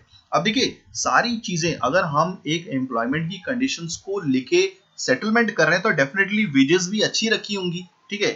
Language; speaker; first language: Hindi; native; Hindi